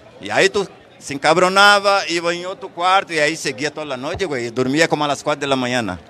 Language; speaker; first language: Spanish; non-native, fluent; Portuguese